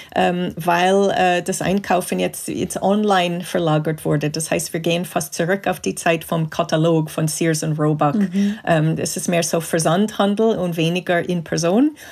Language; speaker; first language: German; non-native, fluent; English